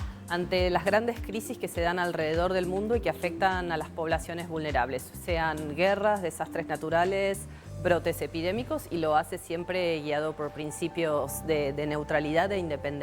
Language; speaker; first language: Spanish; native; Spanish